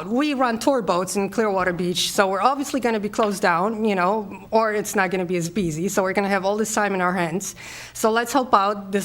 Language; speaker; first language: English; non-native, fluent; Polish